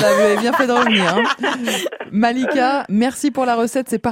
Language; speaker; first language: French; native; French